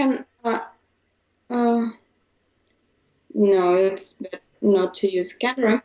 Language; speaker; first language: English; non-native, fluent; Russian